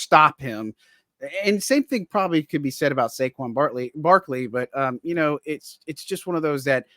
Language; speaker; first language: English; native; English